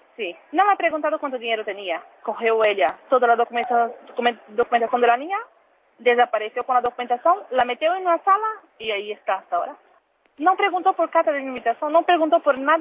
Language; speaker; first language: Spanish; non-native, learner; Portuguese